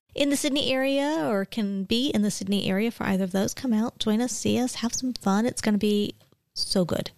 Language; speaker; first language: English; native; English